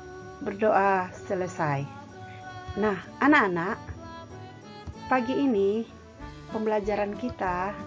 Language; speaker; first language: Indonesian; native; Indonesian